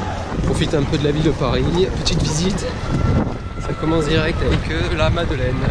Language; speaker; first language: French; native; French